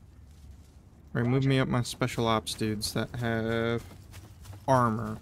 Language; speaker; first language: English; native; English